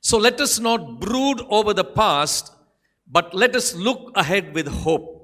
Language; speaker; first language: English; non-native, local second language; Tamil